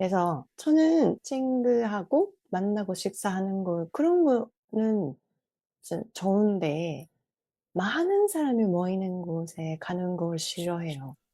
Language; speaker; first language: Korean; non-native, fluent; Japanese